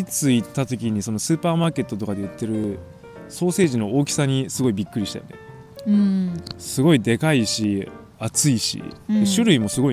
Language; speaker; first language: Japanese; native; Japanese